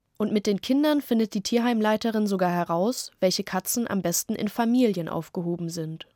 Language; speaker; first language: German; native; German